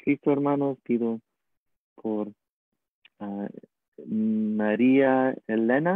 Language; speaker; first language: Spanish; non-native, learner; English